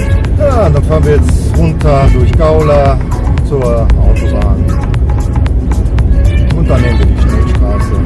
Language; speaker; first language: German; native; German